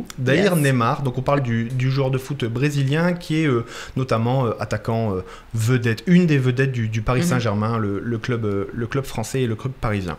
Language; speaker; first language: French; native; French